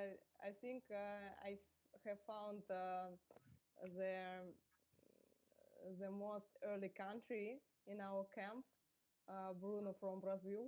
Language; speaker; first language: English; non-native, fluent; Russian